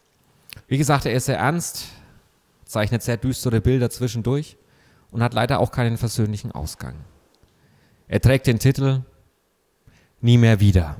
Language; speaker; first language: German; native; German